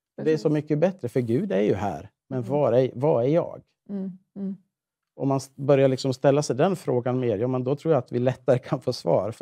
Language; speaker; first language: Swedish; native; Swedish